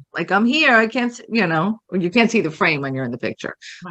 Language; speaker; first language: English; native; English